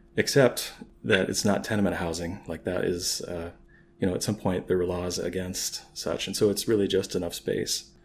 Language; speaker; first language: English; native; English